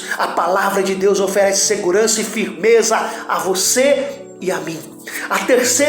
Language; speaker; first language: Portuguese; native; Portuguese